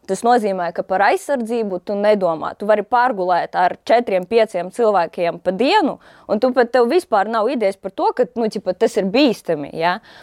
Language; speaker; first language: Latvian; non-native, local second language; Russian